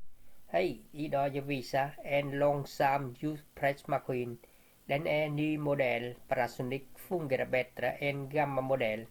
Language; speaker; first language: Swedish; non-native, learner; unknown